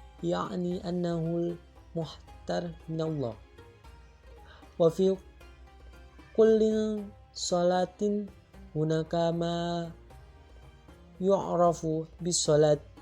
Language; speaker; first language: Arabic; non-native, learner; Indonesian